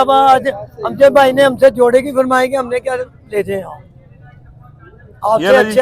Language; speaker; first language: Hindi; non-native, local second language; Punjabi